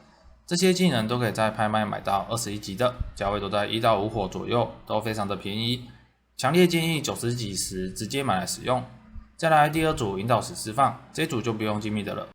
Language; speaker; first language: Chinese; native; Chinese